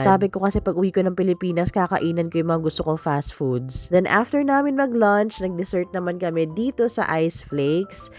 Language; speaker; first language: Filipino; native; Filipino